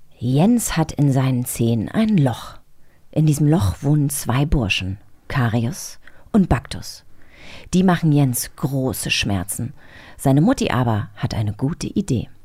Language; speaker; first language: German; native; German